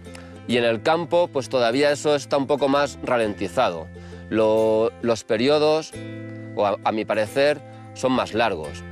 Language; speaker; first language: Spanish; native; Spanish